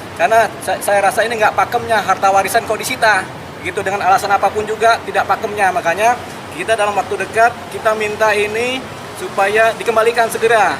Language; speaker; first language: Indonesian; native; Indonesian